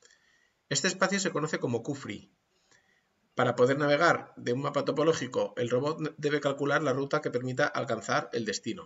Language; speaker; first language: Spanish; native; Spanish